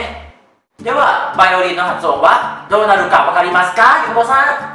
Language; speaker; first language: Japanese; non-native, fluent; Thai